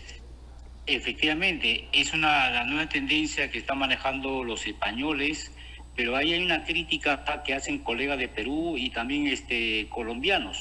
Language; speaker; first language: Spanish; native; Spanish